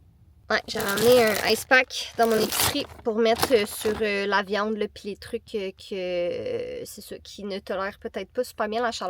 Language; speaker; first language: French; native; French